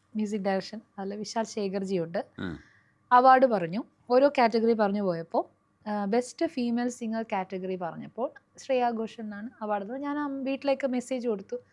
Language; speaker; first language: Malayalam; non-native, local second language; Hindi